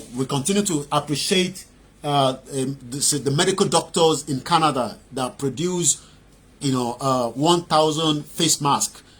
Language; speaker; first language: English; non-native, local second language; Yoruba